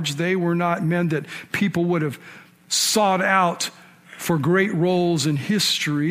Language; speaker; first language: English; native; English